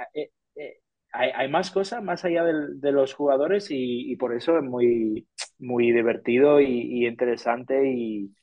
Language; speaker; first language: Spanish; non-native, fluent; English